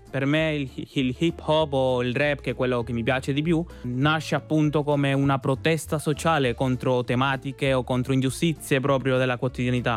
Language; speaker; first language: Italian; non-native, fluent; Spanish